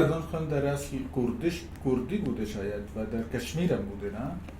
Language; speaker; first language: Persian; non-native, fluent; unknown